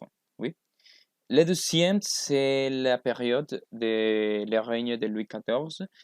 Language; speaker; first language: French; non-native, learner; Spanish